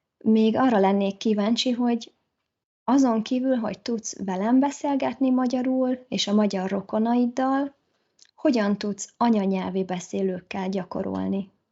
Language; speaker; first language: Hungarian; native; Hungarian